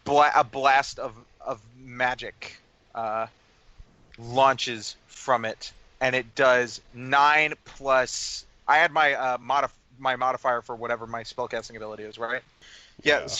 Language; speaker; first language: English; native; English